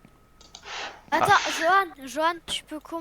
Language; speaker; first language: French; native; French